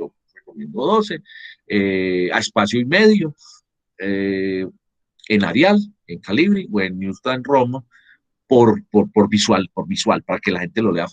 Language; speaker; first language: Spanish; native; Spanish